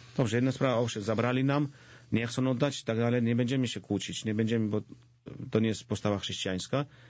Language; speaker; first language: Polish; non-native, fluent; Georgian